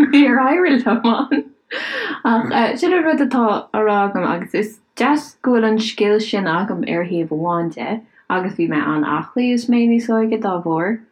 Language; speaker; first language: Irish; native; Irish